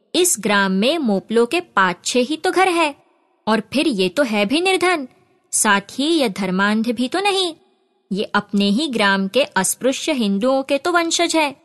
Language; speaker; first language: Hindi; non-native, local second language; Marathi